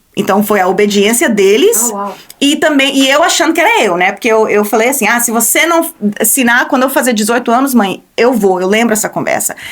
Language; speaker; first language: Portuguese; early bilingual, heritage; Portuguese